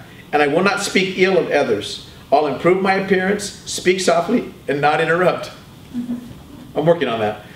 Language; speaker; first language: English; native; English